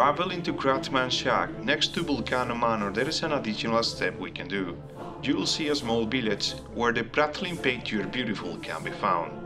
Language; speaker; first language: English; non-native, fluent; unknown